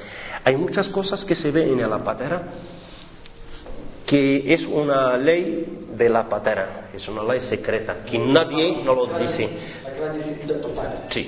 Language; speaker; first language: Spanish; non-native, fluent; Arabic